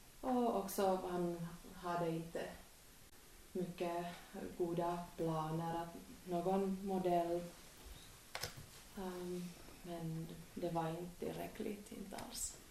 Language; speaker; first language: Swedish; non-native, local second language; Finnish